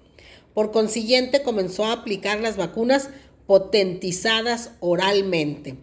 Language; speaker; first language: Spanish; native; Spanish